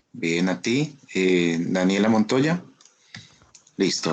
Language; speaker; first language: Spanish; native; Spanish